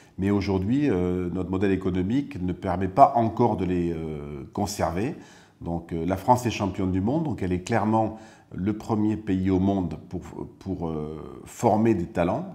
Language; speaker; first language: French; native; French